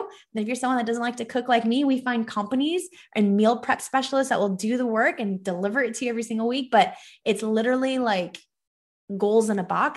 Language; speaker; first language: English; native; English